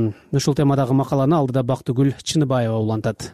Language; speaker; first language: Kyrgyz; native; Kyrgyz